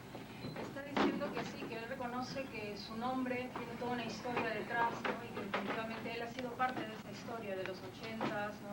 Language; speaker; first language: Spanish; native; Spanish